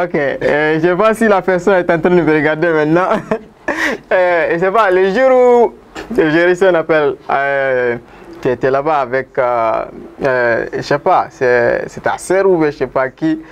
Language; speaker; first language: French; non-native, local second language; Bambara